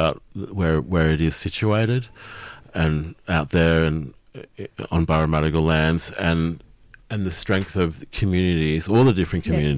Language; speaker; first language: English; native; English